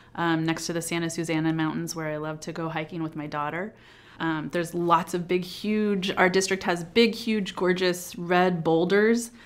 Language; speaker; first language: English; native; English